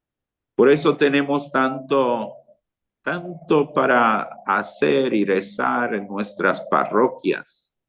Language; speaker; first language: Spanish; non-native, fluent; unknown